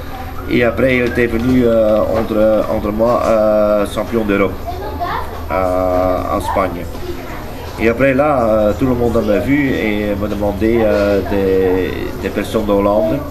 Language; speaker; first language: French; non-native, learner; Dutch